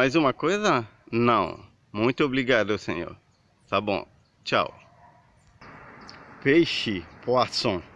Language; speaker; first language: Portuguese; non-native, learner; Haitian Creole